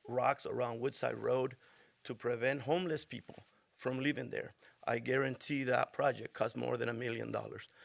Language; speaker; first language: English; early bilingual, other home language; Spanish